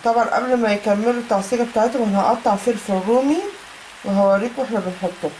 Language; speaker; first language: Arabic; native; Arabic